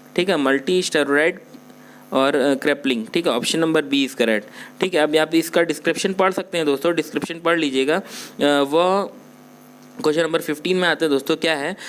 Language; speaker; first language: Hindi; non-native, local second language; Chhattisgarhi